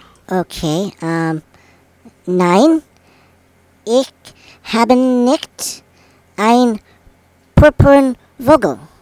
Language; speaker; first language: German; non-native, learner; English